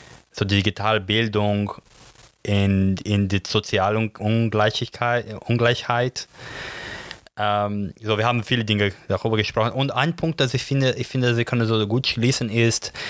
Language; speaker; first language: German; non-native, learner; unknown